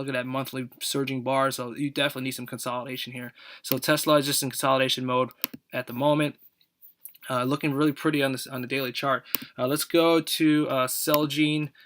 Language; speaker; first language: English; native; English